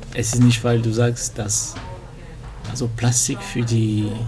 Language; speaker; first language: German; early bilingual, other home language; French